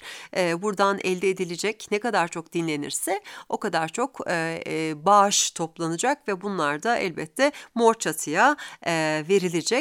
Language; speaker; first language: Turkish; native; Turkish